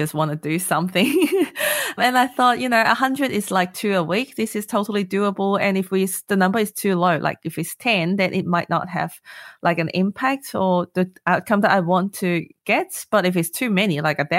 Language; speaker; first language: English; non-native, local second language; Cantonese